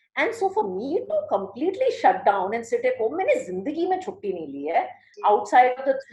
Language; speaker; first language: English; early bilingual, other home language; Hindi